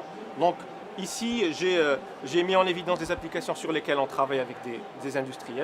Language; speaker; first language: French; native; French